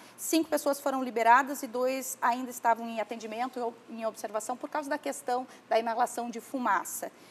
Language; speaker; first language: Portuguese; native; Portuguese